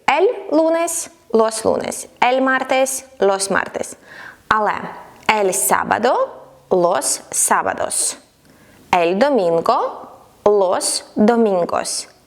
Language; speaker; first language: Spanish; non-native, fluent; Ukrainian